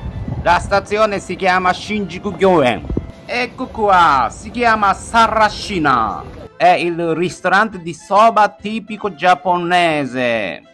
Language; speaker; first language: Italian; non-native, fluent; Japanese